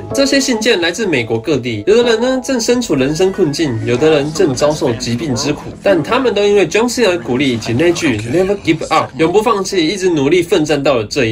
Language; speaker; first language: Chinese; native; Chinese